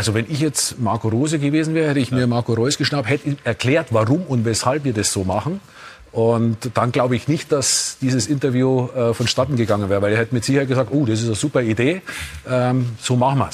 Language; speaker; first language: German; native; German